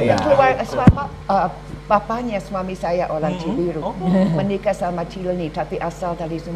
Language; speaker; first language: Indonesian; non-native, learner; English